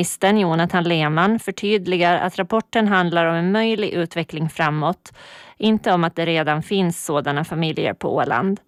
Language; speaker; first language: Swedish; native; Swedish